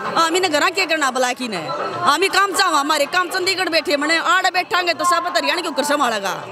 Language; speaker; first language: Hindi; native; Hindi